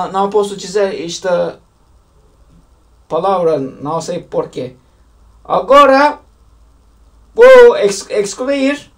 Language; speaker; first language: Portuguese; non-native, learner; Turkish